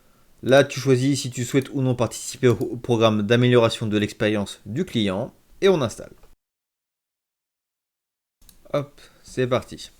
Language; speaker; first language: French; native; French